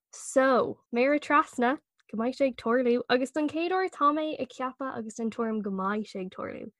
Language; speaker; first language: Irish; non-native, local second language; English